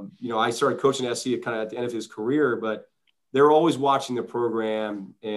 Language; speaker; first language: English; native; English